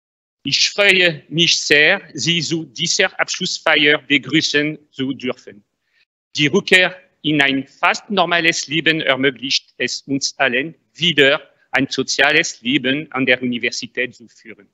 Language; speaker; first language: German; non-native, fluent; French